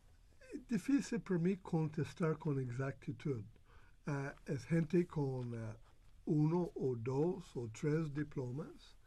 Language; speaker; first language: Spanish; non-native, fluent; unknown